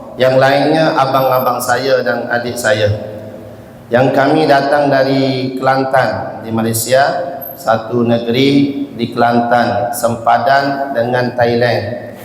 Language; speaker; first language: Malay; native; Malay